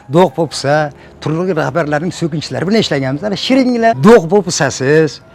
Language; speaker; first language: Uzbek; native; Uzbek